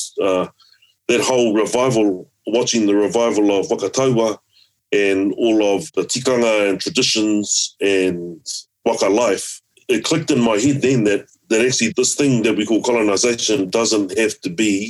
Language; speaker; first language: English; native; English